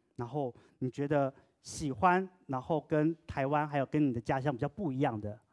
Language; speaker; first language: Chinese; native; Chinese